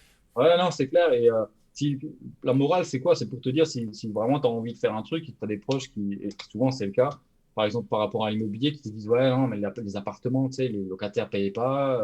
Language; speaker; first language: French; native; French